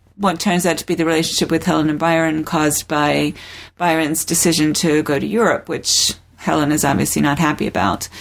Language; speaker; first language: English; native; English